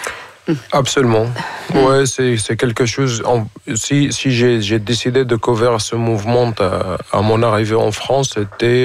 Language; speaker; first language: French; non-native, fluent; Arabic